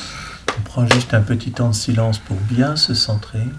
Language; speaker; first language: French; native; French